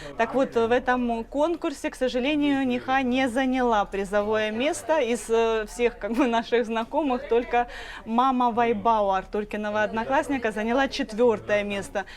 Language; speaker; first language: Russian; native; Russian